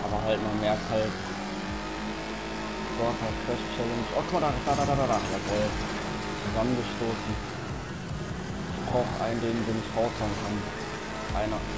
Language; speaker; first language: German; native; German